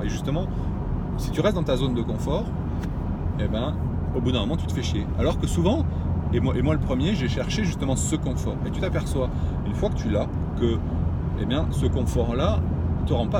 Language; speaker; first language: French; native; French